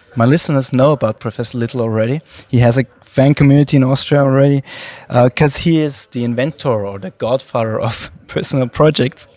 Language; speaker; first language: English; non-native, fluent; German